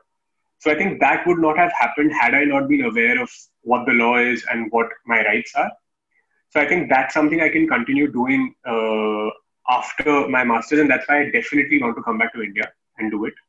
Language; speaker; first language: English; non-native, local second language; Hindi